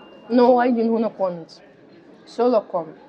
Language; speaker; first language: Spanish; non-native, learner; Ukrainian